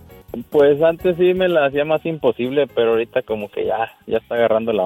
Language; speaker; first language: Spanish; native; Spanish